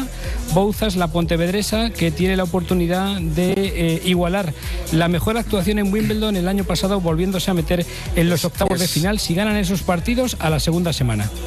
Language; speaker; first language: Spanish; native; Spanish